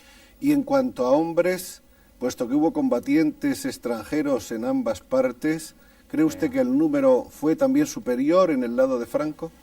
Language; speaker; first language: Spanish; native; Spanish